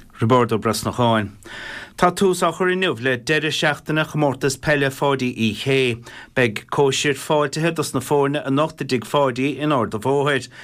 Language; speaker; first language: Irish; native; Irish